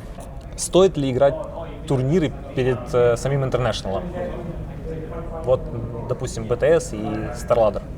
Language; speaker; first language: Russian; native; Russian